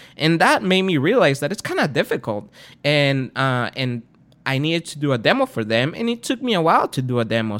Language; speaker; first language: English; non-native, fluent; Spanish